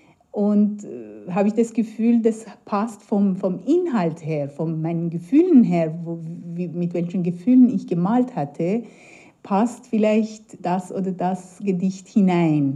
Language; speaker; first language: German; non-native, fluent; Persian